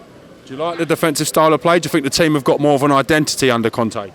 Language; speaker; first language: English; native; English